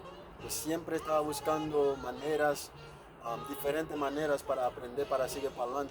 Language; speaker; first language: Spanish; non-native, fluent; Haitian Creole